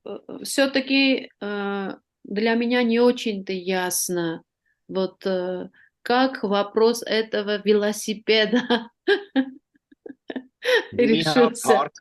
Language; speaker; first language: Russian; non-native, fluent; Armenian